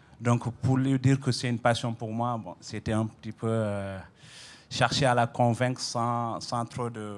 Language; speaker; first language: French; non-native, local second language; Fula